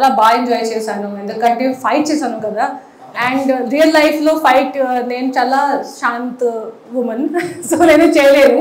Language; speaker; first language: Telugu; non-native, learner; Hindi